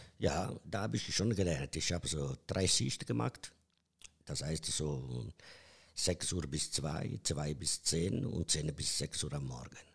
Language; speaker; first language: German; non-native, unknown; Italian